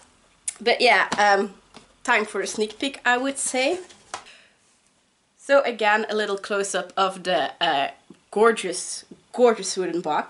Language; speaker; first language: English; non-native, fluent; Dutch